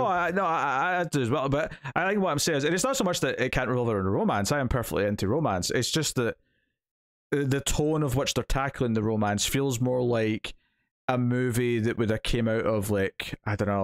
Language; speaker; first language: English; native; English